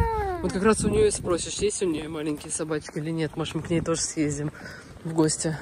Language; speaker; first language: Russian; native; Russian